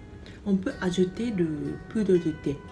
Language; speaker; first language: French; non-native, fluent; Japanese